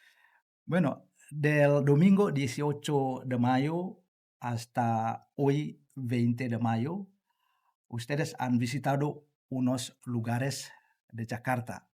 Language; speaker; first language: Spanish; non-native, learner; Indonesian